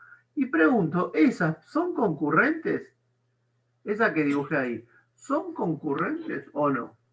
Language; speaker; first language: Spanish; native; Spanish